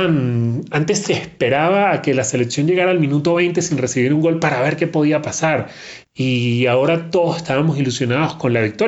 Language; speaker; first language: Spanish; native; Spanish